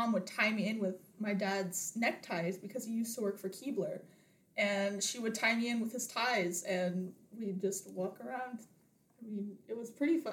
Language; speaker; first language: English; native; English